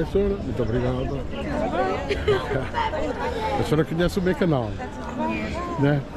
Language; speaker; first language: Portuguese; native; Portuguese